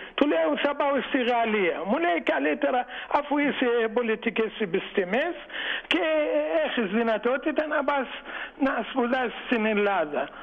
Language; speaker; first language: Greek; non-native, fluent; Arabic